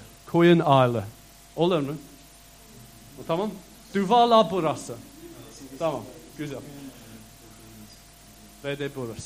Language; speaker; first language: Turkish; non-native, fluent; English